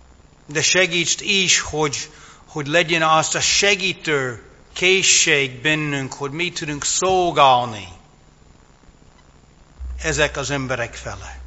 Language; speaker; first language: Hungarian; non-native, fluent; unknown